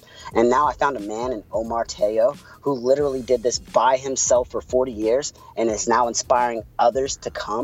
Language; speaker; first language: English; non-native, fluent; Spanish